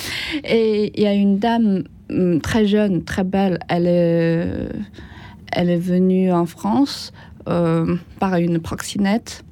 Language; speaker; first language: French; non-native, learner; Chinese